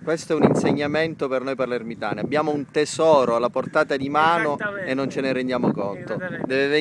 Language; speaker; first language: Italian; native; Italian